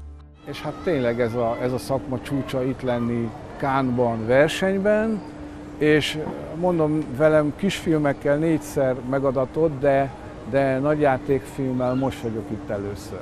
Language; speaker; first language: Hungarian; native; Hungarian